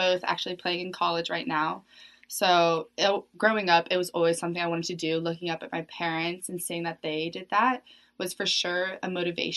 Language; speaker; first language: English; native; English